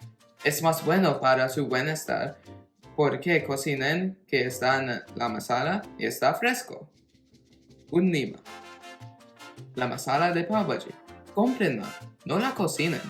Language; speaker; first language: Spanish; non-native, learner; English